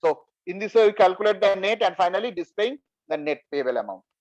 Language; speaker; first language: English; non-native, local second language; Bangla